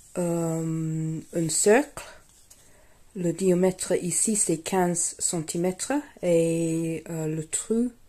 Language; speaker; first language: French; non-native, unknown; English